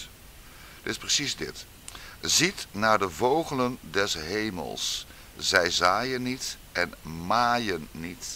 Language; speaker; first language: Dutch; native; Dutch